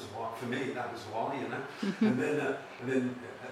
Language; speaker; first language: English; native; English